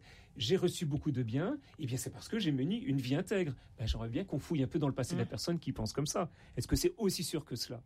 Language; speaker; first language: French; native; French